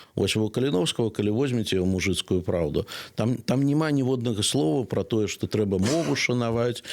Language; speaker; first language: Belarusian; native; Belarusian